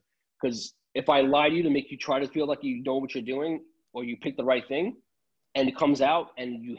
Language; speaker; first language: English; early bilingual, other home language; Italian